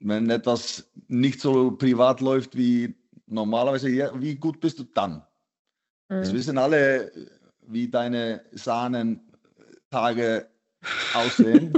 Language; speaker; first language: German; non-native, fluent; Icelandic